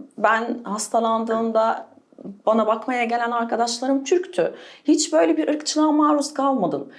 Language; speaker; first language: Turkish; non-native, fluent; Arabic